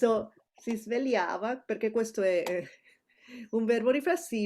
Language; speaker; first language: Italian; non-native, fluent; Spanish